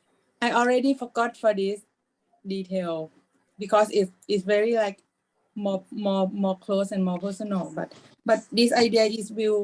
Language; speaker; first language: English; non-native, learner; Thai